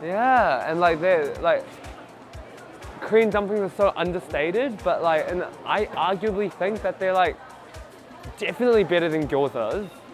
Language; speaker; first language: English; early bilingual, other home language; Korean